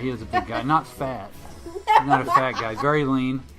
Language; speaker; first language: English; native; English